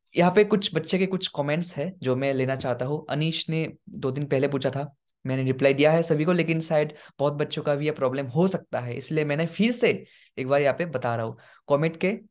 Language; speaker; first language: Hindi; non-native, local second language; Assamese